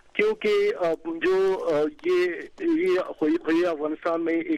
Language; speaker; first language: Hindi; non-native, learner; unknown